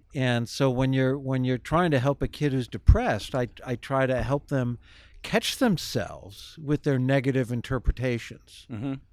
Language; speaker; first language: English; native; English